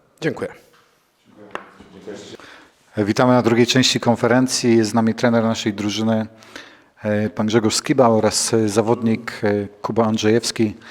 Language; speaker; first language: Polish; native; Polish